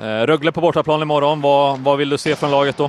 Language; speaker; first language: Swedish; native; Swedish